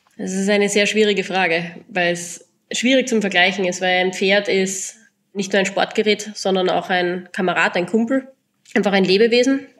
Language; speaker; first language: German; native; German